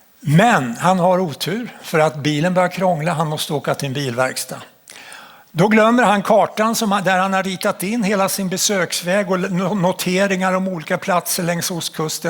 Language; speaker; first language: Swedish; native; Swedish